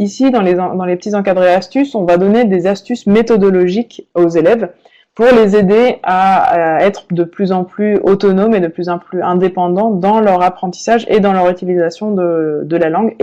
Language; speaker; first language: French; native; French